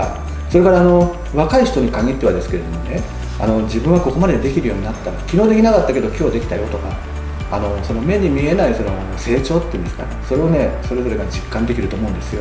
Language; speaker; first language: Japanese; native; Japanese